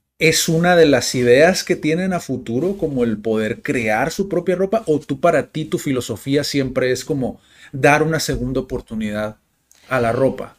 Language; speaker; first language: Spanish; native; Spanish